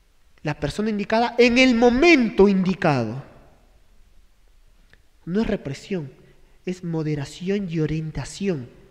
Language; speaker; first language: Spanish; native; Spanish